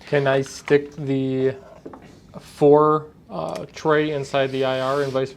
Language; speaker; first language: English; native; English